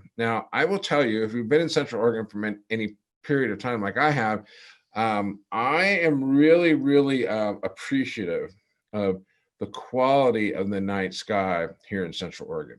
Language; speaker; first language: English; native; English